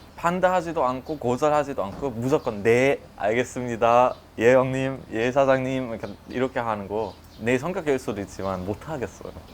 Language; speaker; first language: Korean; non-native, fluent; German